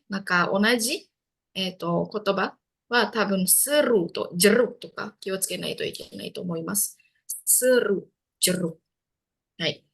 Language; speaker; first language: Japanese; non-native, fluent; Indonesian